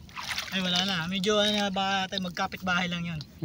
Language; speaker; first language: Filipino; native; Filipino